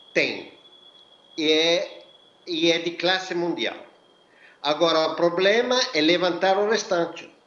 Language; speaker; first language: Portuguese; non-native, fluent; Italian